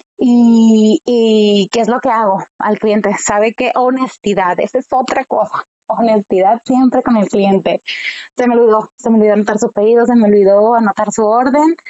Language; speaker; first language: Spanish; early bilingual, heritage; Spanish